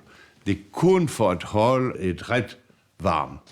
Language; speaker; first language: Danish; non-native, fluent; French